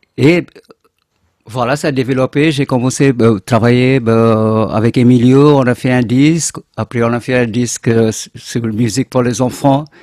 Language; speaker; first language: French; non-native, fluent; Bangla